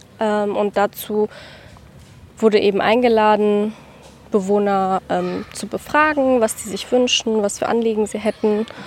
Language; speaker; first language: German; native; German